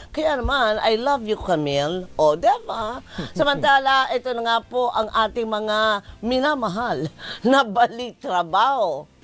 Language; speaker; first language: Filipino; native; Filipino